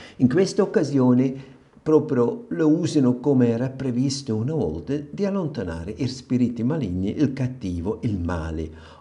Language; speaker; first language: Italian; non-native, fluent; German